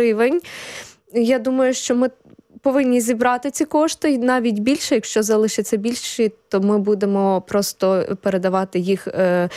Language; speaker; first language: Ukrainian; native; Ukrainian